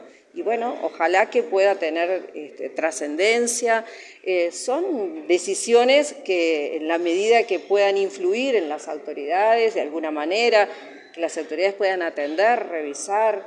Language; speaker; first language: Spanish; native; Spanish